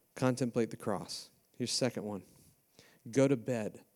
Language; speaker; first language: English; native; English